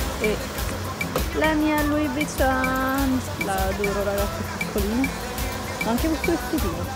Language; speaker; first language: Italian; native; Italian